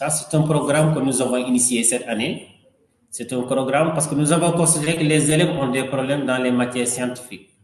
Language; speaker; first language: French; non-native, local second language; Wolof